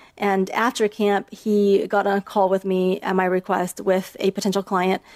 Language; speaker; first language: English; early bilingual, other home language; Chinese